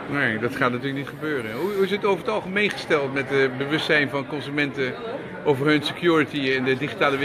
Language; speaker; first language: Dutch; native; Dutch